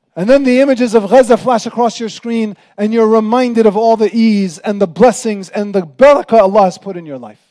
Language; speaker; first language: English; native; English